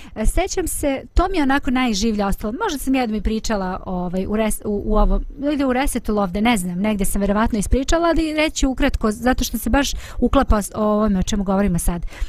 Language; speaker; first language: Bosnian; native; Bosnian